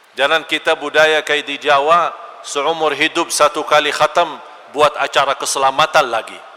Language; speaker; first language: Malay; non-native, fluent; Arabic